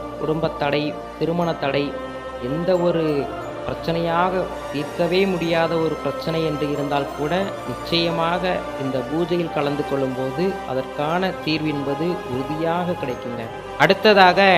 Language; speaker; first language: Tamil; native; Tamil